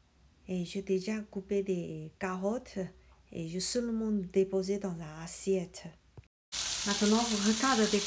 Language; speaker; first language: French; non-native, learner; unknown